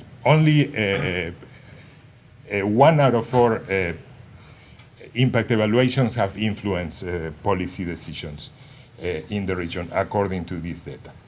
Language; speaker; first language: English; non-native, fluent; Spanish